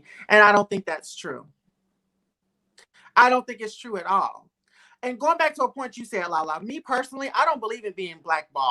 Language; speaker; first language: English; native; English